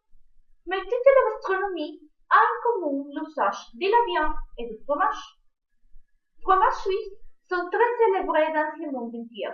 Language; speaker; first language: French; non-native, learner; Spanish